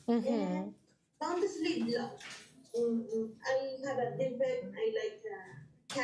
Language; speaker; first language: English; non-native, learner; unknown